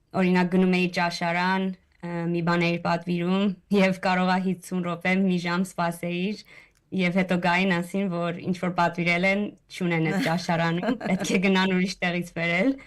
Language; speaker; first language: Armenian; early bilingual, heritage; Armenian